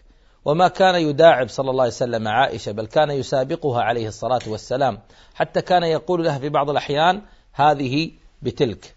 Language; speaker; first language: Arabic; native; Arabic